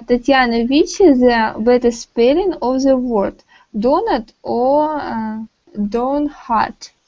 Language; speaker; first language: English; non-native, learner; Russian